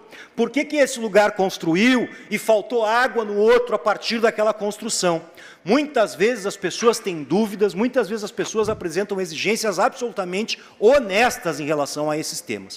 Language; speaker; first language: Portuguese; native; Portuguese